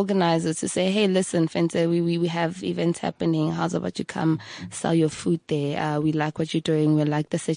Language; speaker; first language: English; non-native, local second language; Tswana